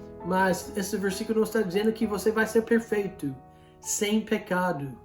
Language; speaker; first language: Portuguese; non-native, fluent; English